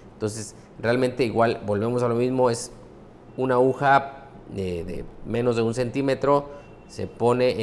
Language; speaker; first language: Spanish; native; Spanish